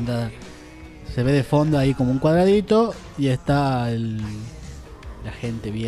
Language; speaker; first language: Spanish; native; Spanish